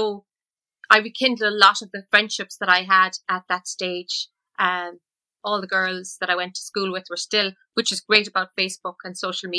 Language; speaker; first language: English; native; English